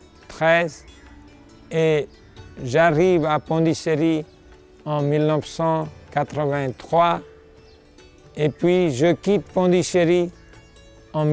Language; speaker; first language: French; non-native, fluent; Nepali